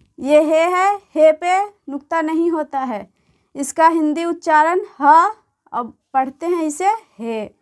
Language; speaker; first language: Hindi; native; Hindi